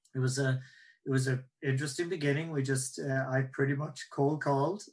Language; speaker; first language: English; native; English